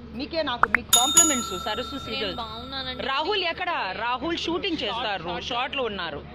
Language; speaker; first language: Telugu; non-native, learner; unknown